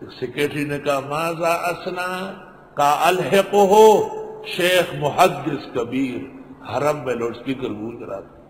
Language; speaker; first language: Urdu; non-native, local second language; Pashto